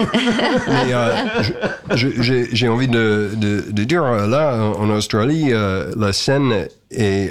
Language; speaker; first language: French; non-native, fluent; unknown